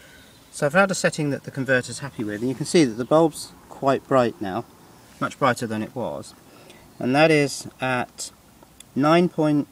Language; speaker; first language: English; native; English